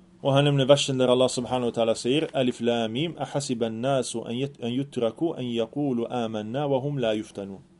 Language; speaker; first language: Swedish; early bilingual, other home language; Arabic